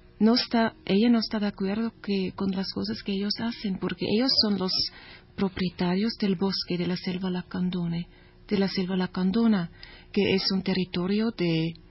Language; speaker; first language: Spanish; non-native, learner; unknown